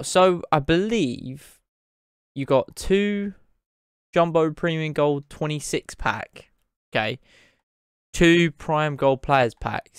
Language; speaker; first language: English; native; English